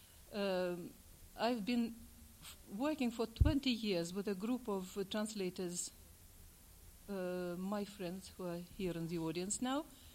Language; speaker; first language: English; non-native, fluent; Russian